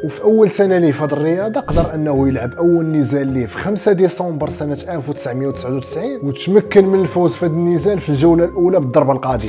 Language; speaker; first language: Arabic; native; Arabic